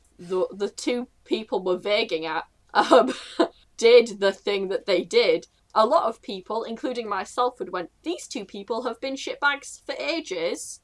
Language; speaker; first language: English; native; English